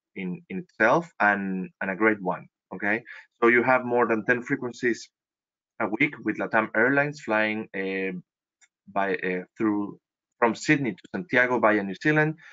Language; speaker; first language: English; non-native, fluent; Spanish